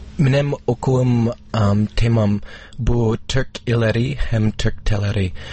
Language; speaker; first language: Tatar; non-native, fluent; English